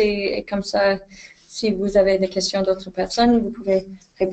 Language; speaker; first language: French; non-native, fluent; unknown